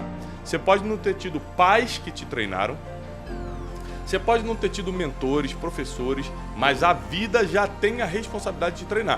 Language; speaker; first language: Portuguese; native; Portuguese